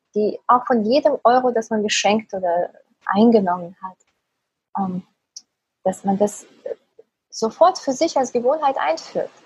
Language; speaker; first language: German; native; German